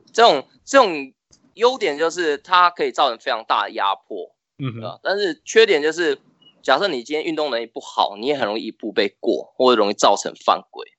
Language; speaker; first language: Chinese; native; Chinese